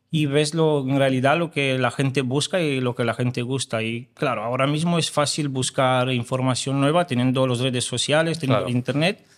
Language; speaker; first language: Spanish; non-native, fluent; Romanian